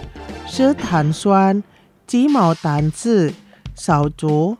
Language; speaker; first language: Chinese; non-native, fluent; Indonesian